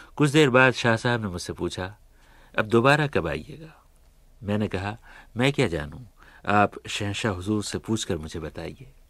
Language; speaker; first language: Urdu; native; Urdu